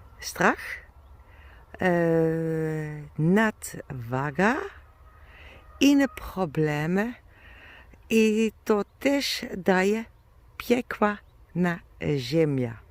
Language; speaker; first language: Polish; non-native, learner; German